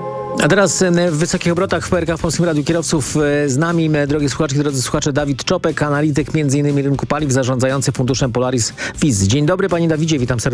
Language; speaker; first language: Polish; native; Polish